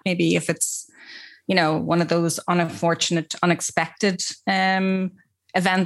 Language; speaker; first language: English; native; English